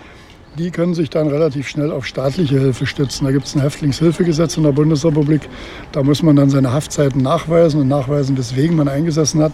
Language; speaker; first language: German; native; German